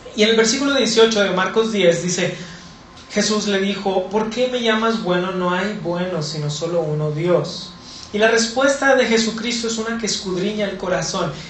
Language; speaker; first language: Spanish; native; Spanish